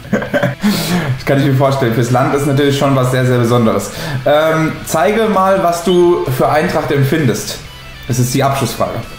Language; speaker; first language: German; native; German